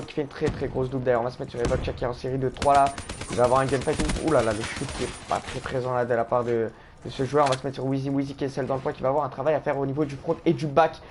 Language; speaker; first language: French; native; French